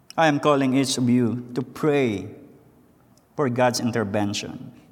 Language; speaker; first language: English; non-native, local second language; Filipino